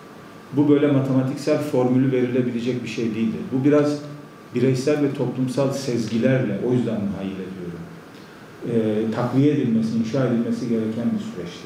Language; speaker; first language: Turkish; native; Turkish